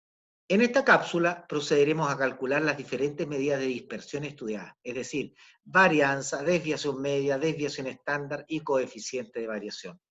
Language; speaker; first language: Spanish; native; Spanish